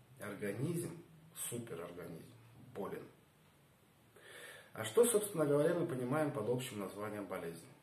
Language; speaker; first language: Russian; native; Russian